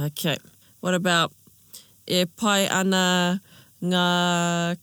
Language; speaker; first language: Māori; non-native, local second language; English